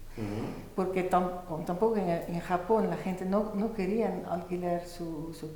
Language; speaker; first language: Spanish; non-native, fluent; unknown